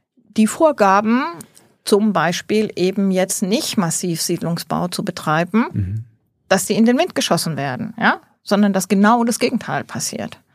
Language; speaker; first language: German; native; German